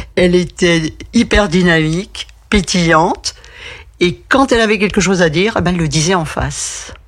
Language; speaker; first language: French; native; French